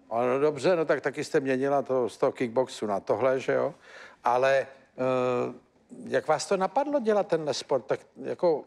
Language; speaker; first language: Czech; native; Czech